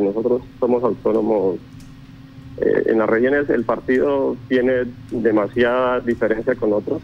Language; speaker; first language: Spanish; native; Spanish